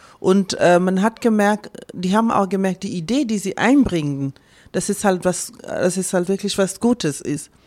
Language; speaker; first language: German; non-native, fluent; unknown